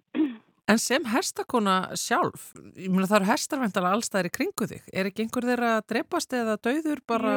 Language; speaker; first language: Icelandic; native; Icelandic